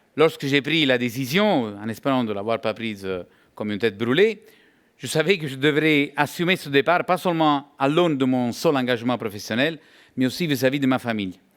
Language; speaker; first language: French; non-native, fluent; Italian